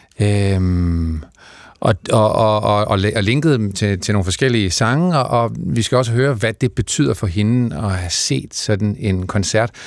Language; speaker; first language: Danish; native; Danish